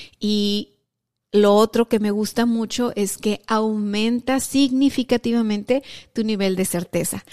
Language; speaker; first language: Spanish; native; Spanish